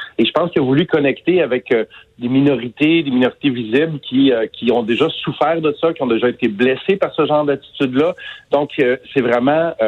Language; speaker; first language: French; native; French